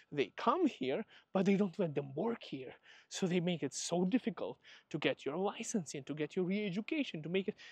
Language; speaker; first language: English; non-native, fluent; Russian